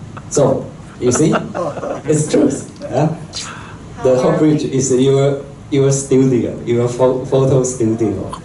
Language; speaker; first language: English; non-native, local second language; Chinese